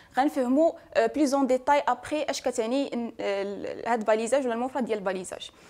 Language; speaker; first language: French; non-native, local second language; Arabic